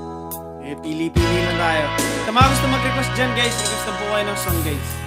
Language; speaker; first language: Filipino; native; Filipino